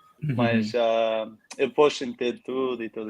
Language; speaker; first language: Portuguese; early bilingual, heritage; Portuguese